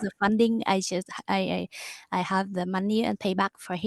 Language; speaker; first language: English; non-native, learner; Vietnamese